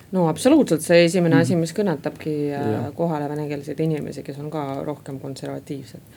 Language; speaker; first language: Estonian; non-native, local second language; Russian